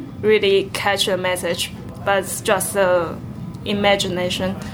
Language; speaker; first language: English; non-native, learner; Chinese